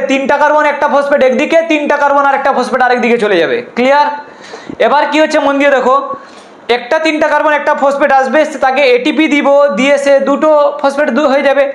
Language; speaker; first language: Bangla; non-native, local second language; Hindi